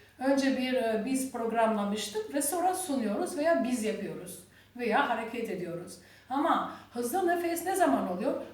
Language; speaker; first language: Turkish; non-native, learner; Albanian